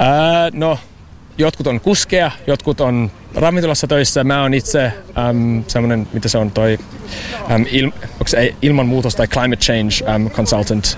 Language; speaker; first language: Finnish; non-native, learner; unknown